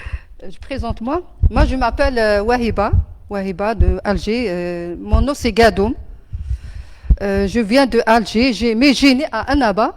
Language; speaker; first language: French; non-native, learner; Arabic